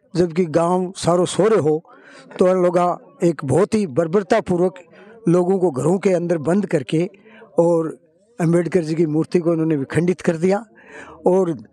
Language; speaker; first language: Hindi; native; Hindi